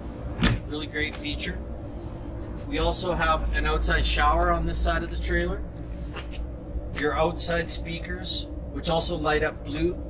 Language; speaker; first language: English; native; English